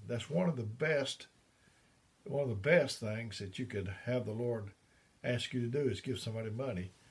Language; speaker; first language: English; native; English